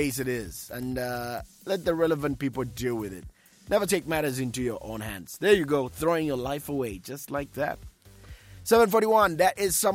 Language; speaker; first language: English; non-native, local second language; Bemba